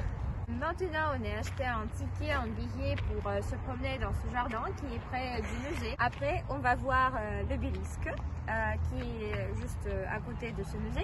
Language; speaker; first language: French; non-native, fluent; Russian